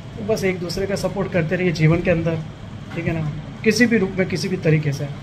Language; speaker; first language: Hindi; non-native, local second language; Gujarati